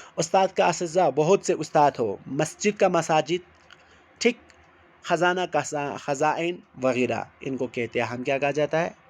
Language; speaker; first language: Urdu; non-native, local second language; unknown